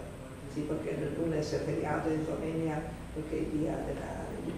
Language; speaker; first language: Spanish; non-native, learner; Slovenian